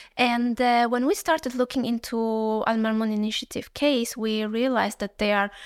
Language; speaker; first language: English; non-native, fluent; Uzbek